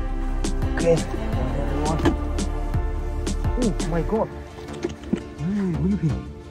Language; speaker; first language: English; non-native, learner; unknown